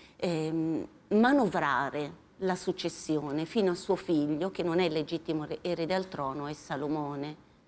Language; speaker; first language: Italian; native; Italian